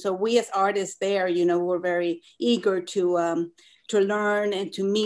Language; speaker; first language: English; non-native, fluent; Spanish